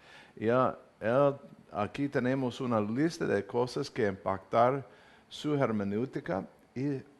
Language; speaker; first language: Spanish; non-native, learner; English